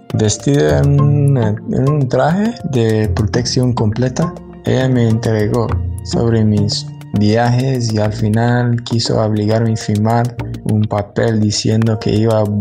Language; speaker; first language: Spanish; non-native, fluent; English